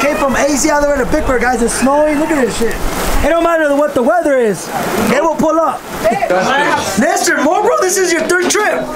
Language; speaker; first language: English; early bilingual, other home language; Spanish